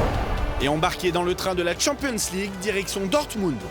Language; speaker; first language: French; native; French